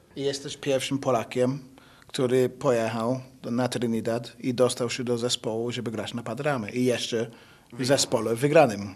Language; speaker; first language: Polish; non-native, learner; English